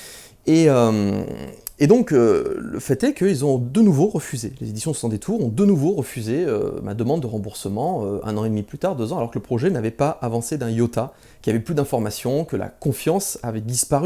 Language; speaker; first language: French; native; French